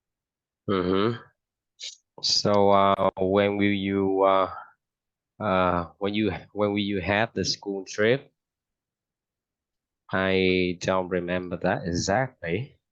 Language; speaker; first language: English; non-native, fluent; Vietnamese